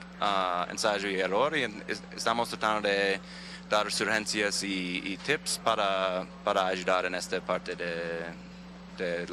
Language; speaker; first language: Spanish; non-native, fluent; English